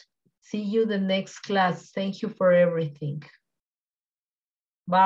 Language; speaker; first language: English; non-native, learner; Spanish